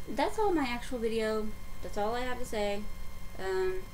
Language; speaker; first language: English; native; English